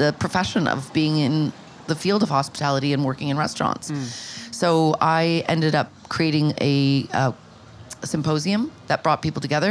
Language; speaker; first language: English; native; English